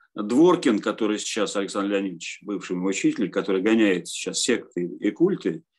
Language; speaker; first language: Russian; native; Russian